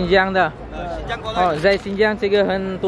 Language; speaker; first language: Chinese; non-native, learner; Indonesian